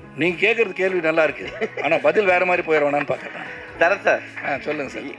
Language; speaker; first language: Tamil; native; Tamil